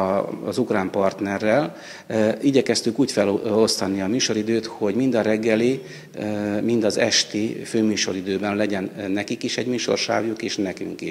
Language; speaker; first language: Hungarian; native; Hungarian